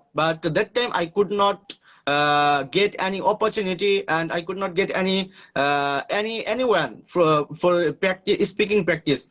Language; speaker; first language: English; non-native, learner; Bangla